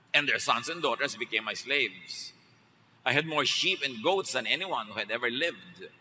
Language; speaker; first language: English; non-native, local second language; Filipino